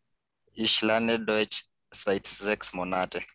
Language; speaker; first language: German; non-native, learner; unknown